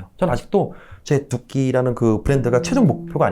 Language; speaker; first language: Korean; native; Korean